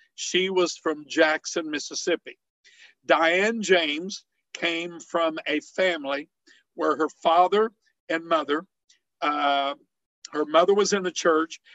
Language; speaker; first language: English; native; English